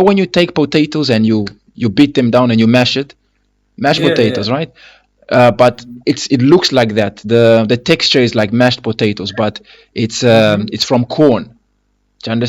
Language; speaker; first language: English; non-native, fluent; Lingala